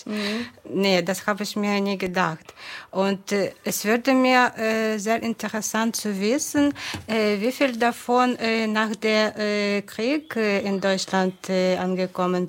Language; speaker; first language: German; non-native, fluent; Ukrainian